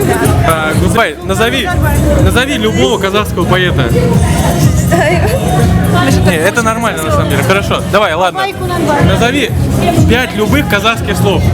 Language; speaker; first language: Russian; native; Russian